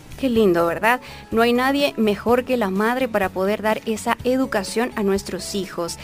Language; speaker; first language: Spanish; native; Spanish